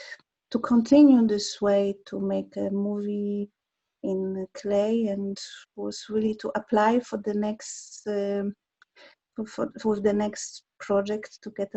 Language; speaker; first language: English; non-native, learner; Polish